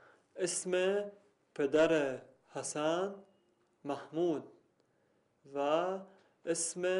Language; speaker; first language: Persian; non-native, learner; Arabic